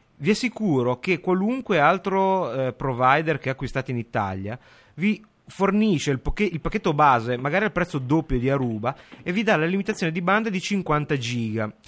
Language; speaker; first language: Italian; native; Italian